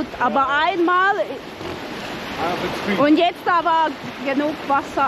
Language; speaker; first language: German; non-native, learner; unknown